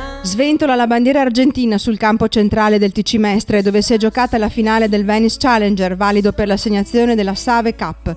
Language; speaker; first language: Italian; native; Italian